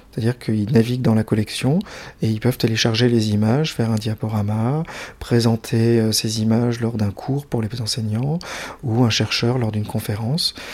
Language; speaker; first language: French; native; French